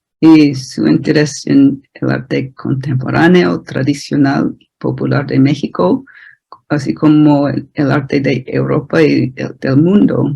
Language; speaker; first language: Spanish; non-native, fluent; English